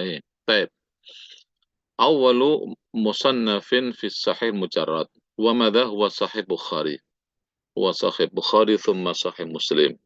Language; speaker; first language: Arabic; non-native, fluent; Indonesian